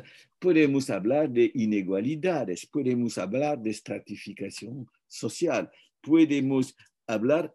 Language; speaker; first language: Spanish; non-native, fluent; French